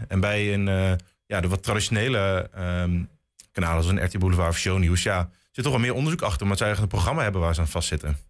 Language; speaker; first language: Dutch; native; Dutch